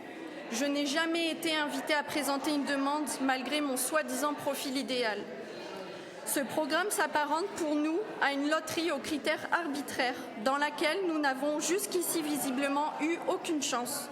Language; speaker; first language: French; native; French